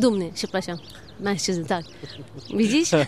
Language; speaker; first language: Polish; non-native, learner; Turkish